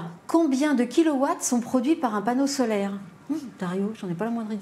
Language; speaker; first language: French; native; French